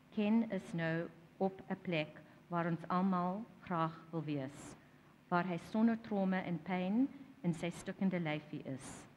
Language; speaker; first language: Afrikaans; non-native, fluent; English